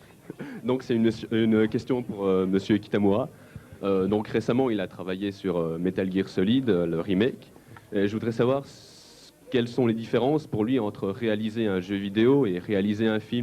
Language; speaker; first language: French; native; French